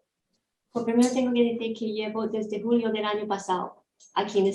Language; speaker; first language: Spanish; non-native, fluent; Korean